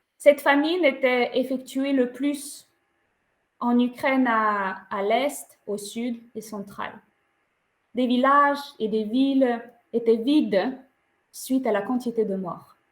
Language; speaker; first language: French; non-native, fluent; Ukrainian